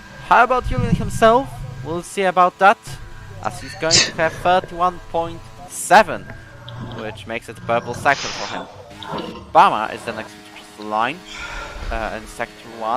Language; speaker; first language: English; non-native, fluent; Polish